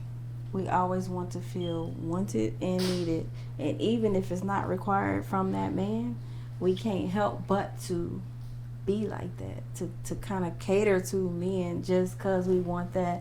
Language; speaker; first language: English; native; English